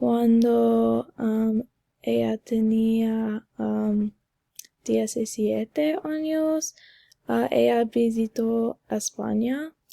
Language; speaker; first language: Spanish; non-native, learner; English